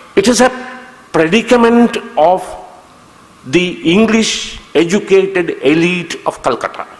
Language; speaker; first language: English; non-native, local second language; Kannada